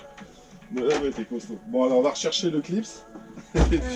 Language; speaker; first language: French; native; French